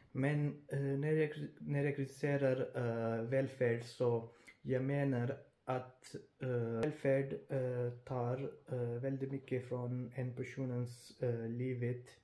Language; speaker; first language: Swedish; non-native, fluent; Urdu